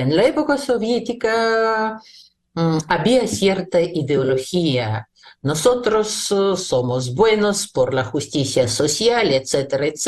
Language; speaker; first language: Spanish; non-native, fluent; Russian